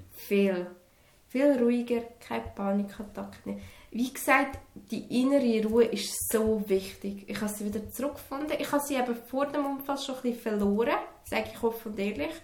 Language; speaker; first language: German; early bilingual, other home language; Serbian